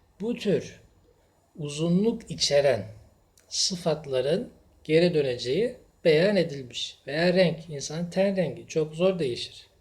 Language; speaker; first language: Turkish; native; Turkish